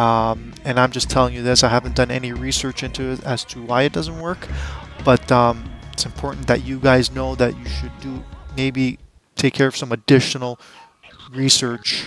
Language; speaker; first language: English; native; English